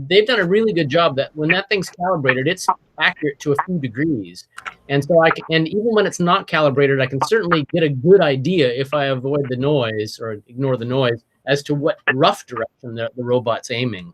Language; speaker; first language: English; native; English